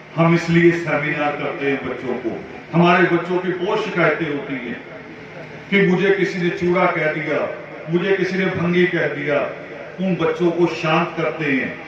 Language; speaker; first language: Hindi; non-native, local second language; Punjabi